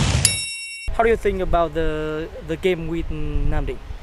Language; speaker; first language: English; non-native, learner; Vietnamese